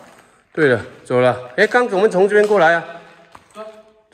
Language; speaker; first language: Chinese; native; Chinese